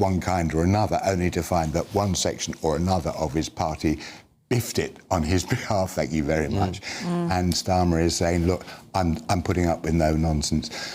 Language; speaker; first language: English; native; English